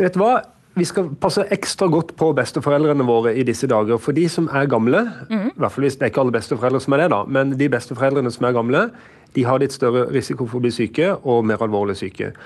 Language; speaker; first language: Norwegian; native; Norwegian